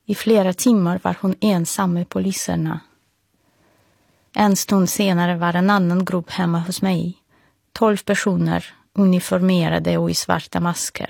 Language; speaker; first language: Swedish; non-native, fluent; Russian